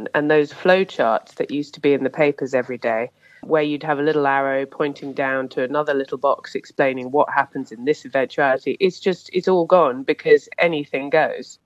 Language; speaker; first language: English; native; English